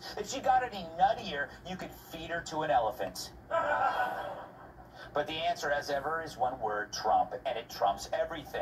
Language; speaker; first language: English; native; English